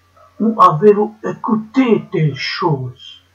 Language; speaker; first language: French; non-native, learner; Ukrainian